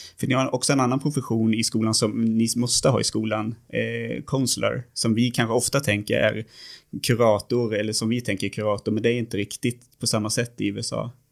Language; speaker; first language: Swedish; native; Swedish